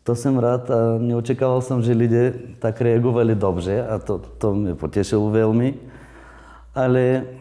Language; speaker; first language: Czech; non-native, learner; Bulgarian